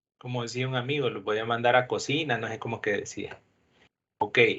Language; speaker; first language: Spanish; native; Spanish